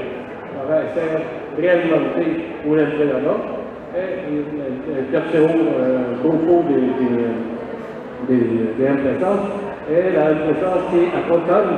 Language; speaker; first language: Spanish; non-native, learner; French